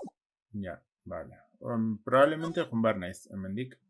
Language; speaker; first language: Basque; non-native, local second language; Spanish